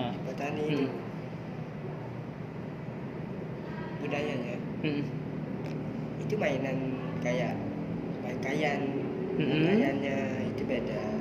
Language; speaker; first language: Indonesian; non-native, learner; Malay